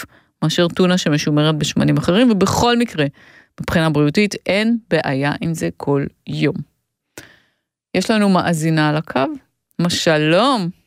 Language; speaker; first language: Hebrew; native; Hebrew